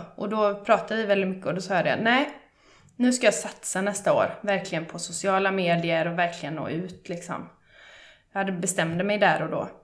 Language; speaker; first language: Swedish; native; Swedish